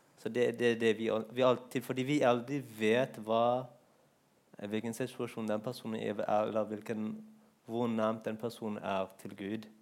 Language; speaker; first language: Norwegian; non-native, fluent; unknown